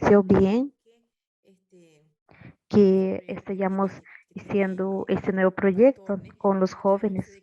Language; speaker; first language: Spanish; non-native, learner; Portuguese